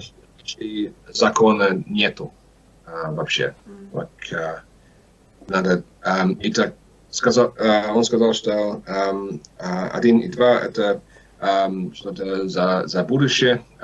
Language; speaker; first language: Russian; non-native, learner; English